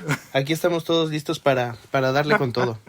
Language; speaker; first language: Spanish; native; Spanish